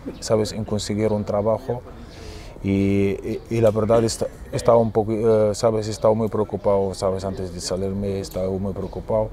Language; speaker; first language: Spanish; non-native, fluent; Arabic